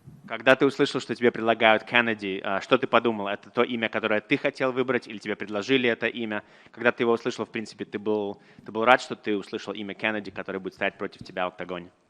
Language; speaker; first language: Russian; native; Russian